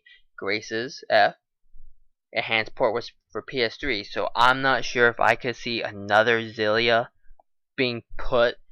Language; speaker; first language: English; native; English